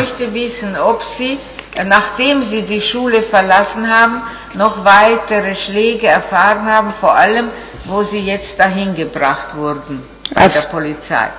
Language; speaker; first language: German; non-native, fluent; Italian